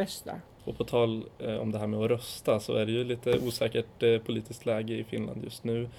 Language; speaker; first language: Swedish; native; Swedish